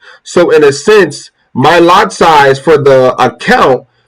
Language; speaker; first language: English; native; English